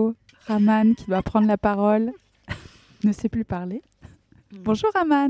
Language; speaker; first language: French; native; French